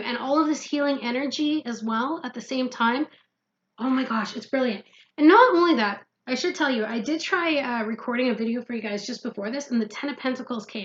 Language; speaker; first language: English; native; English